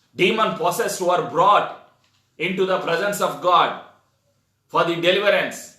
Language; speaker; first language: English; non-native, local second language; Telugu